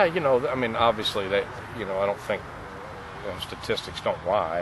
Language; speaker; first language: English; native; English